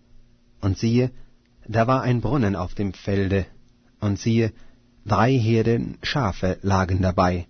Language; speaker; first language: German; native; German